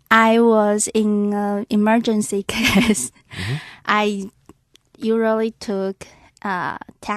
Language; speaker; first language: English; non-native, learner; Chinese